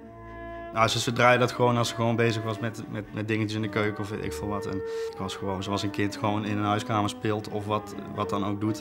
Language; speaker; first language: Dutch; native; Dutch